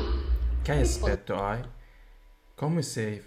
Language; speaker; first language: Italian; non-native, learner; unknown